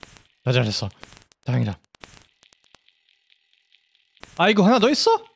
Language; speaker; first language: Korean; non-native, fluent; German